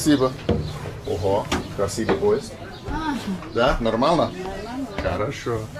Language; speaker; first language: Russian; non-native, learner; English